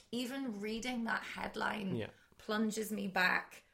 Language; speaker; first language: English; native; English